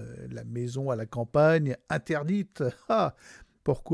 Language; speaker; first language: French; native; French